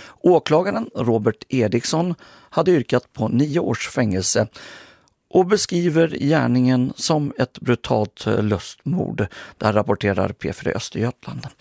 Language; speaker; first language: Swedish; native; Swedish